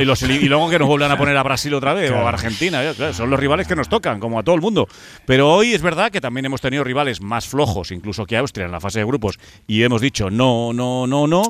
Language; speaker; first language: Spanish; native; Spanish